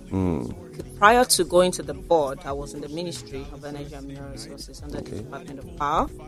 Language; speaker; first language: English; non-native, local second language; Yoruba